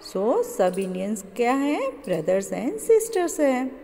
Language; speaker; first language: Hindi; non-native, local second language; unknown